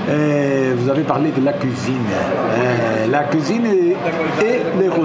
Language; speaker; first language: French; non-native, learner; Portuguese